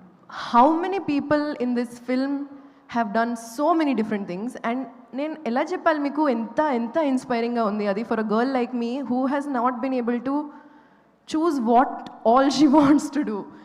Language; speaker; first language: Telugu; non-native, local second language; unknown